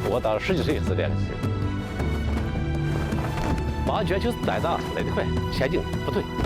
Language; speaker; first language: Chinese; native; Chinese